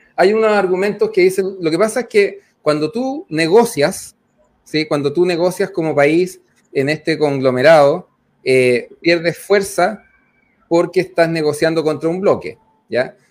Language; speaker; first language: Spanish; native; Spanish